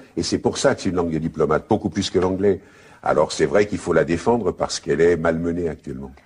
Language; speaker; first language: French; native; French